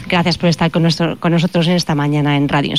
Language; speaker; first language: Spanish; native; Spanish